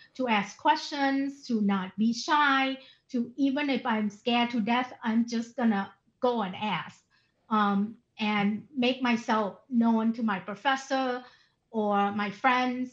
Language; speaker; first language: English; non-native, fluent; Thai